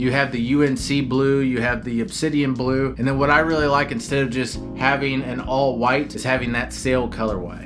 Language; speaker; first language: English; native; English